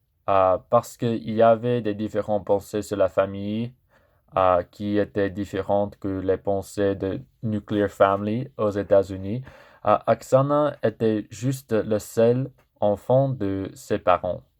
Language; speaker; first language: French; non-native, fluent; English